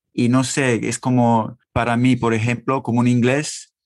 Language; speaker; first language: Spanish; non-native, fluent; English